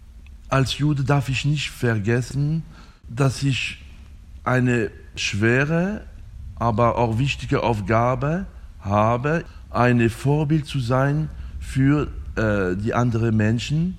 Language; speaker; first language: German; non-native, fluent; French